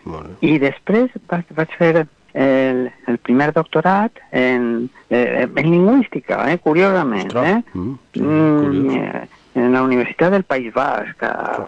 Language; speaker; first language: Catalan; non-native, local second language; Spanish